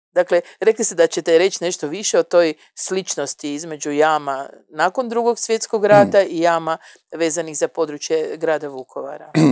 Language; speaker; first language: Croatian; native; Croatian